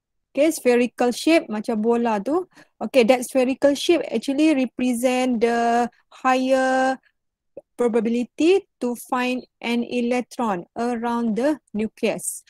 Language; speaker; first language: English; non-native, local second language; Malay